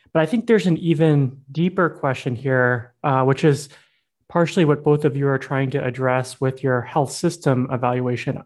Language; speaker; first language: English; early bilingual, other home language; Burmese